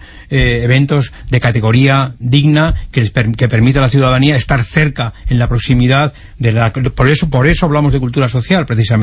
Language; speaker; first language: Spanish; native; Spanish